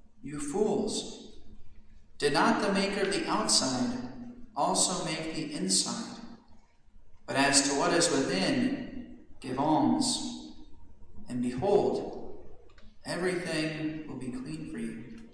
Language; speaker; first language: English; native; English